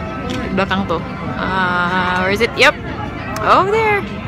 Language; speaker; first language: English; non-native, fluent; Indonesian